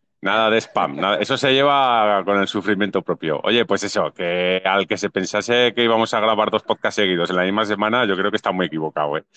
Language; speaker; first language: Spanish; native; Spanish